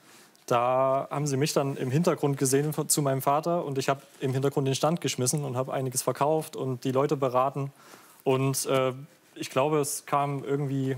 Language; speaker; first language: German; native; German